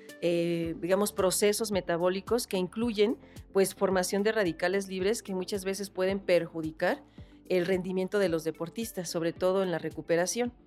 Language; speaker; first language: Spanish; native; Spanish